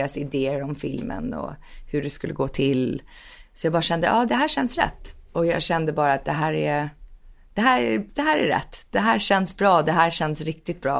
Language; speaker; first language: Swedish; early bilingual, heritage; Swedish